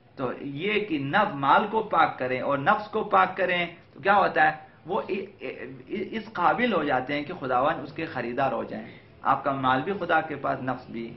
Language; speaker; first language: Urdu; non-native, local second language; Balti